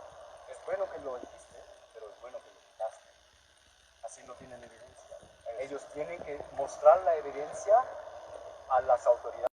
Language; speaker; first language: Spanish; non-native, learner; English